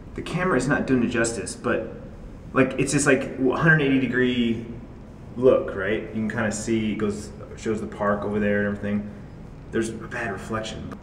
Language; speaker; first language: English; native; English